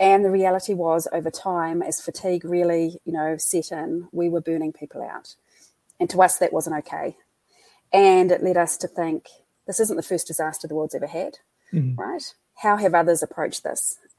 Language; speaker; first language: English; native; English